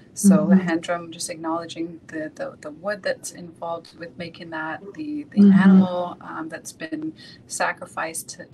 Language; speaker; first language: English; native; English